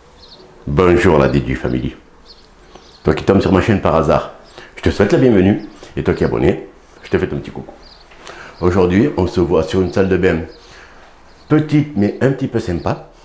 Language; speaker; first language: French; native; French